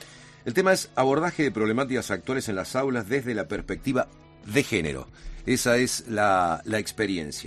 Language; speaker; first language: Spanish; native; Spanish